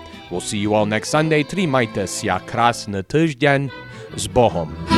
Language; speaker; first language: English; native; English